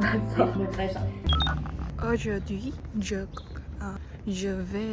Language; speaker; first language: French; non-native, learner; Korean